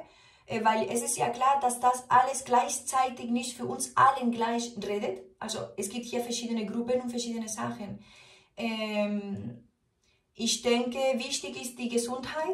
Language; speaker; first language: German; non-native, fluent; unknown